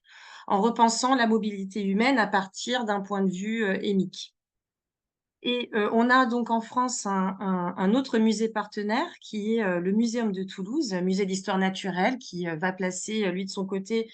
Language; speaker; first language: French; native; French